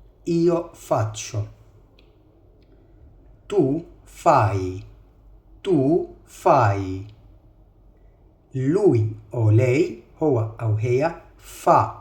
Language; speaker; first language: Italian; non-native, fluent; Arabic